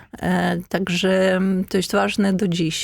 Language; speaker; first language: Polish; non-native, fluent; Ukrainian